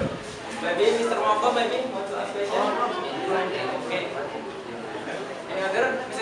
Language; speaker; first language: English; non-native, learner; Indonesian